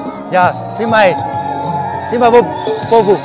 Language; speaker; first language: Portuguese; non-native, learner; Vietnamese